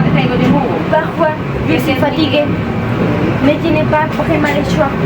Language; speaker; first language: French; non-native, learner; Spanish